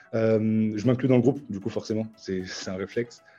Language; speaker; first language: French; native; French